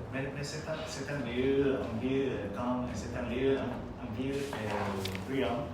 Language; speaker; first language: French; non-native, learner; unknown